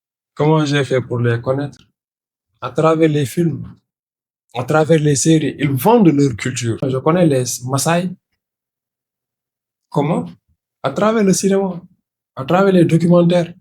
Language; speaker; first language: French; non-native, local second language; Wolof